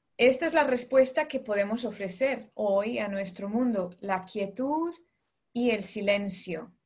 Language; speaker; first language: Spanish; early bilingual, heritage; Spanish